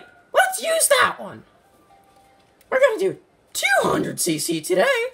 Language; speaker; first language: English; native; English